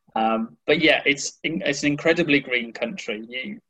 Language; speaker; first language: English; native; English